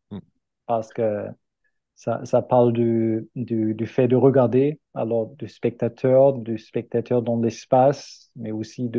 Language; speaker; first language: French; non-native, fluent; German